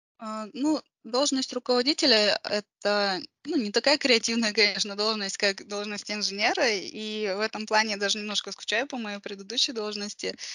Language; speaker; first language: Russian; native; Russian